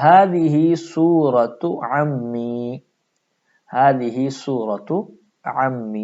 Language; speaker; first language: Arabic; non-native, fluent; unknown